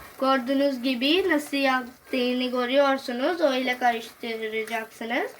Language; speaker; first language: Turkish; non-native, learner; Hindi